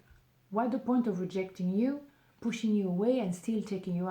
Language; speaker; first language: English; non-native, fluent; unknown